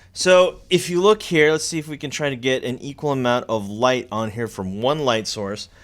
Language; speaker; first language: English; native; English